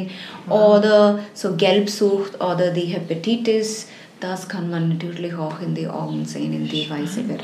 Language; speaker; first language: German; non-native, fluent; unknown